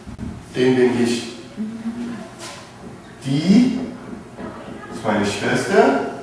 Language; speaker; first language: German; non-native, learner; English